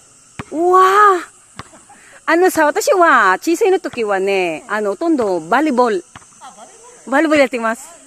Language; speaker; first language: Japanese; non-native, learner; Filipino